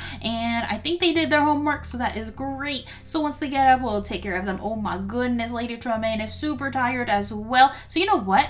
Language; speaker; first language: English; native; English